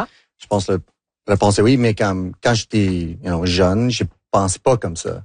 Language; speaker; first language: French; non-native, local second language; English